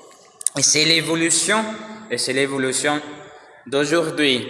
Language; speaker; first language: French; non-native, learner; Spanish